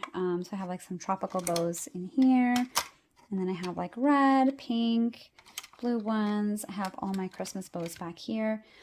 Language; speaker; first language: English; native; English